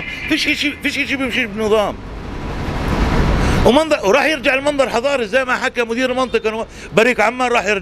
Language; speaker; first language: Arabic; native; Arabic